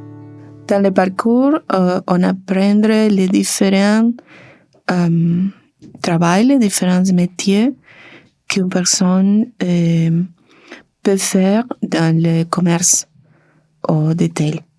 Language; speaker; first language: French; non-native, learner; Spanish